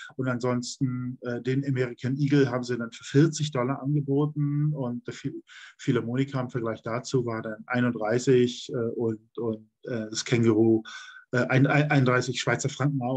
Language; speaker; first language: German; native; German